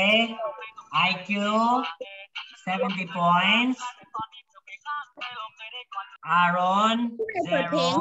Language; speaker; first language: English; non-native, fluent; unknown